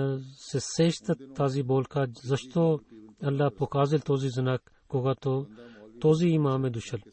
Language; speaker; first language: Bulgarian; non-native, fluent; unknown